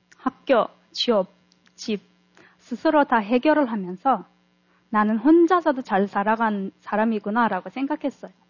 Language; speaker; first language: Korean; non-native, fluent; Turkmen